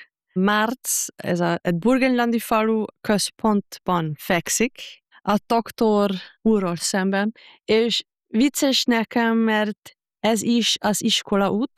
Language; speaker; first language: Hungarian; non-native, fluent; German